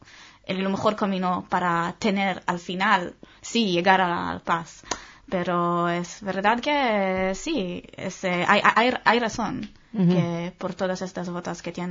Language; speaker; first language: Spanish; non-native, fluent; Hebrew